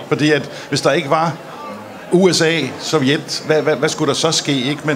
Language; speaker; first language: Danish; native; Danish